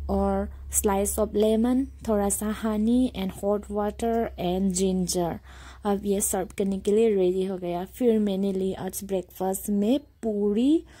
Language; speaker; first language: Hindi; non-native, local second language; Assamese